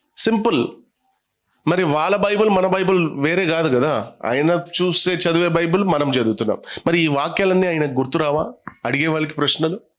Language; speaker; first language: Telugu; non-native, local second language; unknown